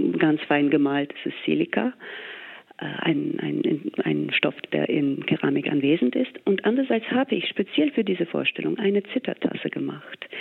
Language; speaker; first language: German; non-native, fluent; English